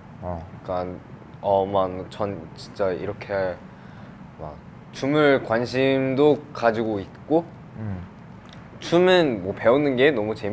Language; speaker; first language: Korean; non-native, fluent; English